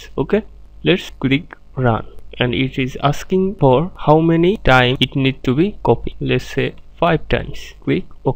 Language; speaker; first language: English; non-native, fluent; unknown